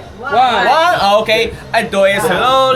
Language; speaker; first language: English; non-native, learner; Japanese